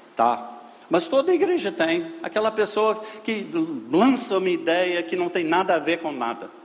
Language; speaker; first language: Portuguese; non-native, fluent; English